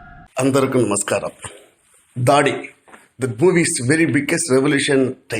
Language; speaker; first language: Telugu; non-native, learner; Tamil